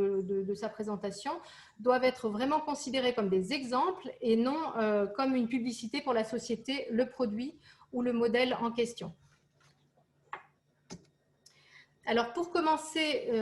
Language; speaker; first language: French; native; French